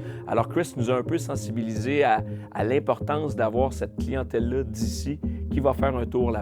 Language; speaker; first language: French; native; French